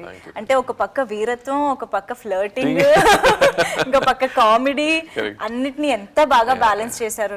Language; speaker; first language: Telugu; native; Telugu